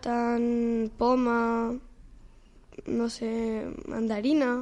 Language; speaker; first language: Catalan; non-native, local second language; Spanish